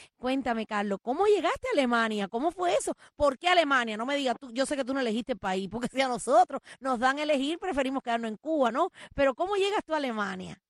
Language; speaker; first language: Spanish; native; Spanish